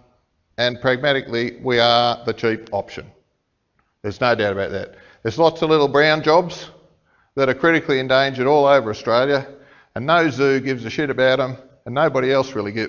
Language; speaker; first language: English; native; English